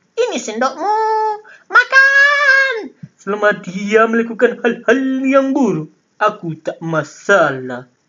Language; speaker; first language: Indonesian; non-native, local second language; Minangkabau